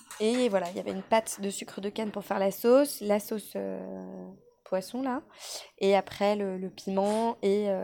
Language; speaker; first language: French; native; French